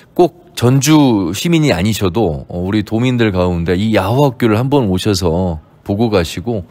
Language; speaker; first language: Korean; native; Korean